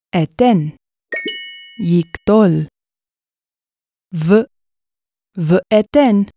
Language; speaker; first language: Hebrew; non-native, fluent; English